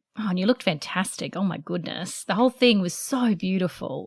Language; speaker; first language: English; native; English